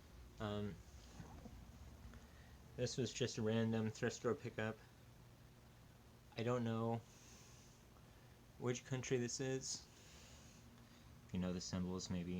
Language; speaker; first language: English; native; English